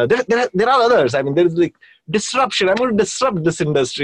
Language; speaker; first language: English; non-native, local second language; Hindi